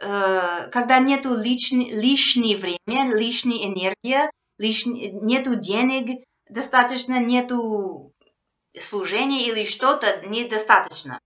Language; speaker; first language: Russian; non-native, fluent; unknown